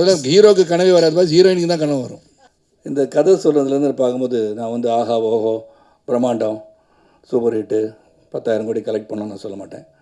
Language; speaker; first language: Tamil; native; Tamil